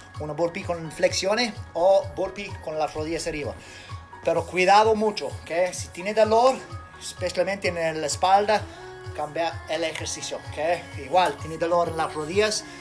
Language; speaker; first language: Spanish; non-native, learner; English